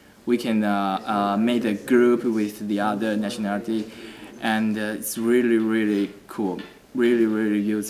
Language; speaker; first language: English; non-native, learner; Chinese